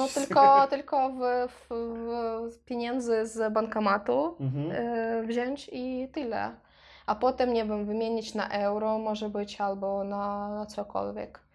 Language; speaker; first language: Polish; non-native, learner; Russian